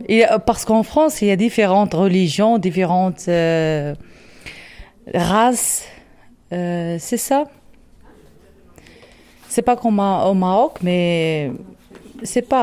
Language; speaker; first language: French; non-native, learner; Arabic